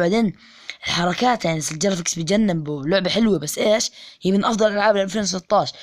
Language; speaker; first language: Arabic; native; Arabic